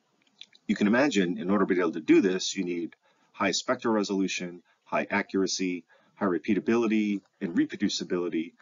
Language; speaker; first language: English; native; English